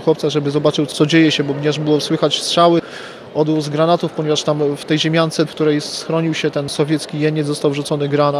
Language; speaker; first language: Polish; native; Polish